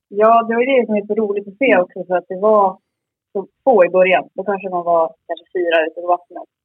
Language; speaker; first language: Swedish; native; Swedish